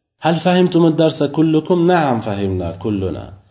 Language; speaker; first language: Arabic; non-native, fluent; Uzbek